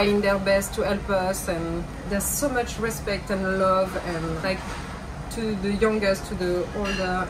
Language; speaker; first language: English; non-native, learner; French